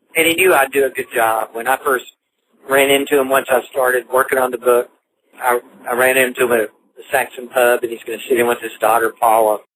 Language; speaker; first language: English; native; English